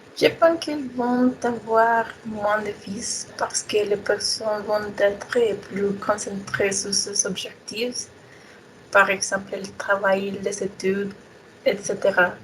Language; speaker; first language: French; non-native, learner; Spanish